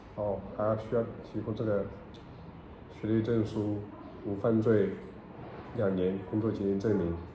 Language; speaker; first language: Chinese; native; Chinese